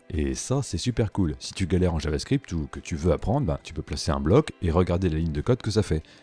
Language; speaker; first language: French; native; French